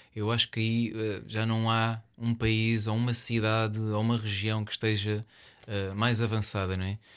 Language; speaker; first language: Portuguese; native; Portuguese